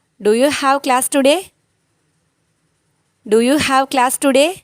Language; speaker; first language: English; non-native, local second language; Tamil